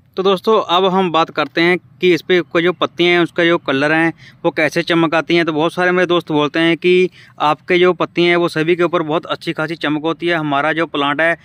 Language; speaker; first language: Hindi; non-native, local second language; Punjabi